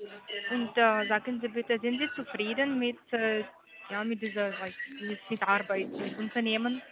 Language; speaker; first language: German; non-native, learner; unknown